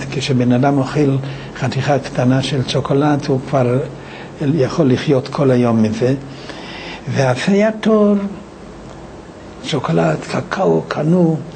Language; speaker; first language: Hebrew; non-native, fluent; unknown